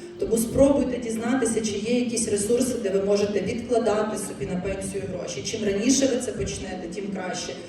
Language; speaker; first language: Ukrainian; non-native, local second language; Russian